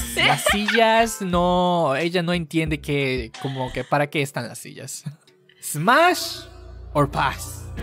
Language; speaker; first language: Spanish; non-native, fluent; Japanese